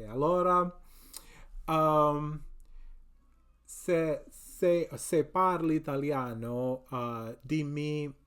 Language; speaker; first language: Italian; non-native, learner; English